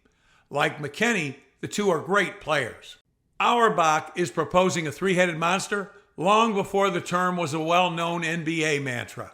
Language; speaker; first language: English; native; English